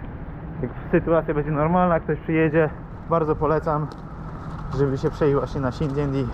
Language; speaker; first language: Polish; native; Polish